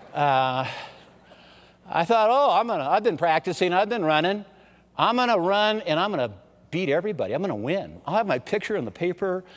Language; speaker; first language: English; early bilingual, other home language; German